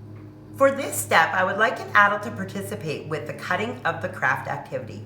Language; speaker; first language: English; native; English